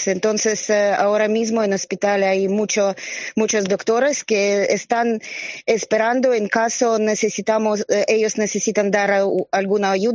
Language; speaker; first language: Spanish; non-native, learner; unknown